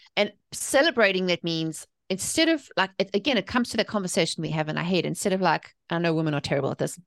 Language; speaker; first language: English; native; English